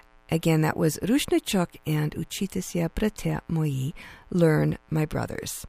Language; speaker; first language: English; native; English